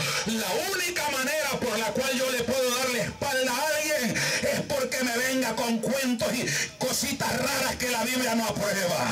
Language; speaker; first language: Spanish; native; Spanish